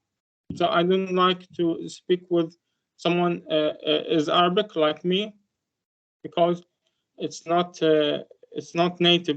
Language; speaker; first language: English; non-native, learner; Arabic